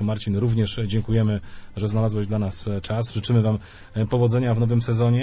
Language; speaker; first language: Polish; native; Polish